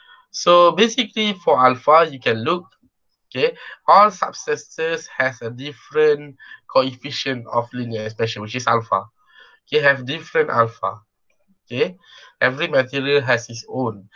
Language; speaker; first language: English; non-native, local second language; Malay